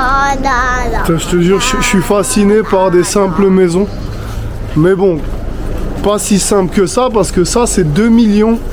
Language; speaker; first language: French; native; French